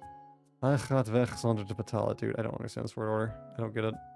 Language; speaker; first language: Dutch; non-native, learner; English